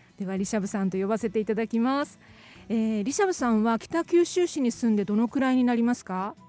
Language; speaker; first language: Japanese; native; Japanese